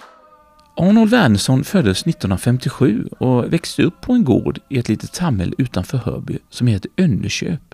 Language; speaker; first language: Swedish; native; Swedish